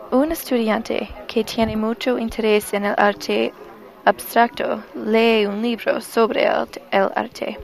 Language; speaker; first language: Spanish; non-native, learner; English